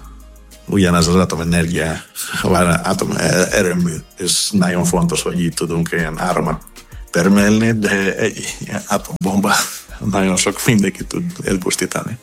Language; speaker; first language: Hungarian; non-native, fluent; Greek